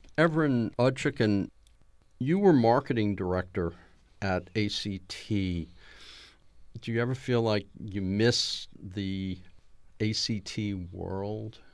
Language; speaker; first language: English; native; English